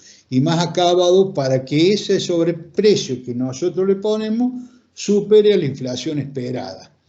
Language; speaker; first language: Spanish; native; Spanish